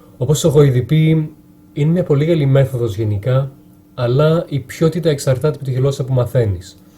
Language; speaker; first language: Greek; non-native, fluent; French